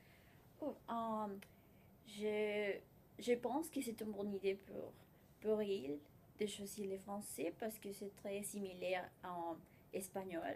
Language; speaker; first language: French; non-native, learner; Spanish